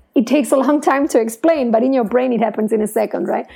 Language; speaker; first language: English; non-native, fluent; Italian